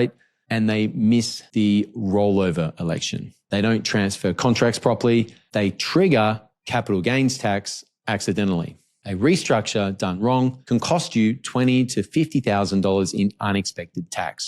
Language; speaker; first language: English; native; English